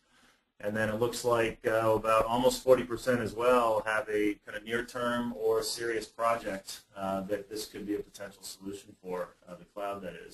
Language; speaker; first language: English; native; English